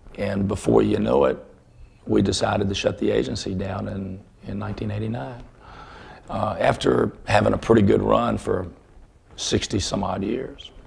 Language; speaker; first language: English; native; English